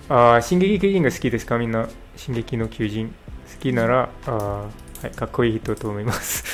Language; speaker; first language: Japanese; non-native, learner; English